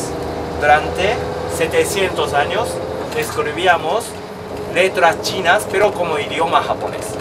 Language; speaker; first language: Spanish; non-native, learner; Japanese